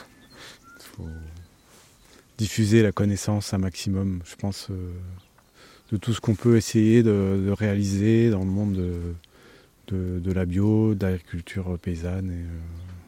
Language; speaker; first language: French; native; French